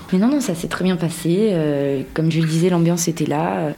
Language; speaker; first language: French; non-native, local second language; Malagasy